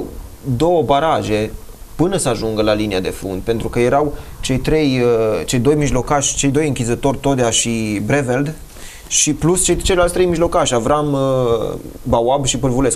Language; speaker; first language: Romanian; native; Romanian